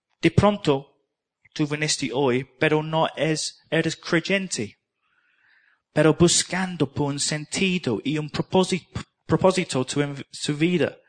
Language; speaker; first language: Spanish; non-native, learner; English